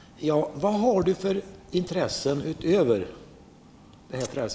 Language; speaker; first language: Swedish; native; Swedish